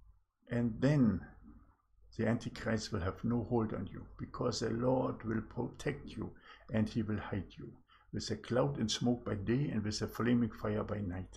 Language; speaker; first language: English; non-native, fluent; German